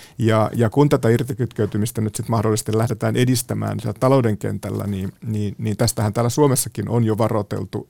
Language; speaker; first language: Finnish; native; Finnish